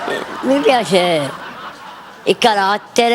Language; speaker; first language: Italian; non-native, local second language; Sicilian